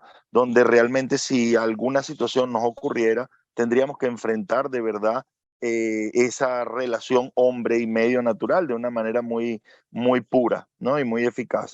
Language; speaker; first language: Spanish; native; Spanish